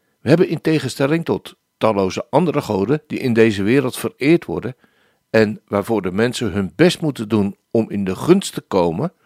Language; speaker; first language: Dutch; native; Dutch